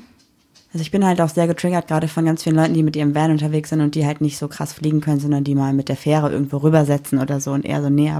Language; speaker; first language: German; native; German